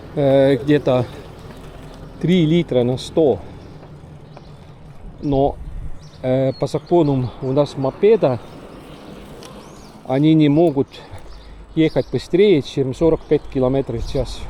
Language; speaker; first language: Russian; non-native, local second language; Estonian